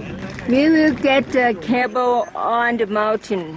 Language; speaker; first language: English; non-native, learner; Thai